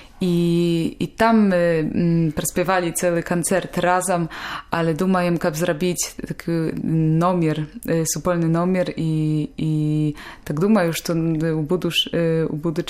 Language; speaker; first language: Polish; non-native, local second language; Belarusian